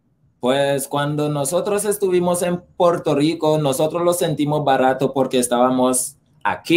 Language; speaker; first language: Spanish; early bilingual, heritage; Spanish